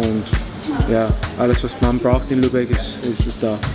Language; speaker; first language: German; non-native, learner; English